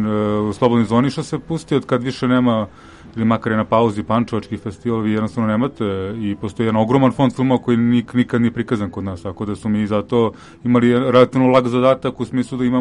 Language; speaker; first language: Serbian; native; Serbian